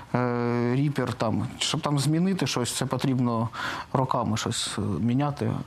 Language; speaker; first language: Ukrainian; native; Ukrainian